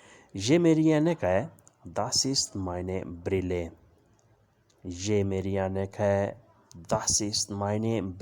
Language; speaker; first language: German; non-native, learner; Urdu